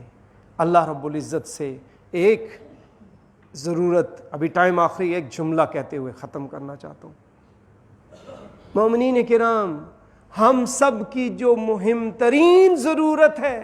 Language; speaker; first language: Urdu; native; Urdu